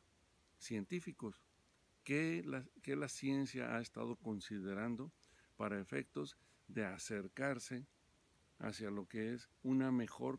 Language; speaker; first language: Spanish; native; Spanish